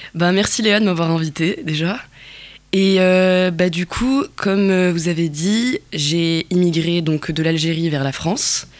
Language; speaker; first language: French; non-native, local second language; Kabyle